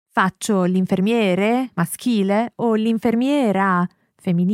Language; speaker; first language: Italian; non-native, learner; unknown